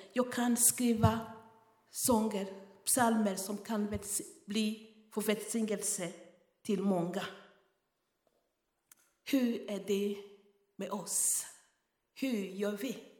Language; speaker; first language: Swedish; non-native, fluent; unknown